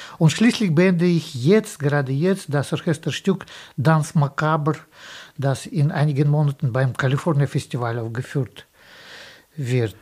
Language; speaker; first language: German; non-native, fluent; Russian